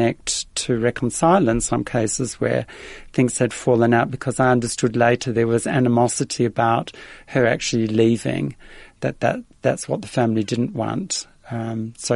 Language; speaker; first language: English; early bilingual, other home language; Dutch